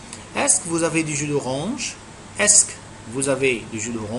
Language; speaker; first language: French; non-native, fluent; Arabic